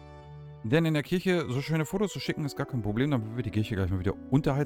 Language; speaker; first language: German; native; German